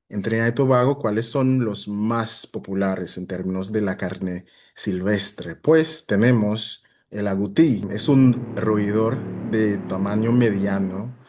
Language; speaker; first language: Spanish; non-native, fluent; English